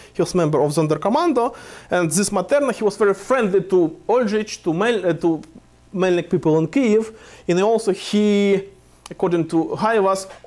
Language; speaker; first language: English; non-native, fluent; Ukrainian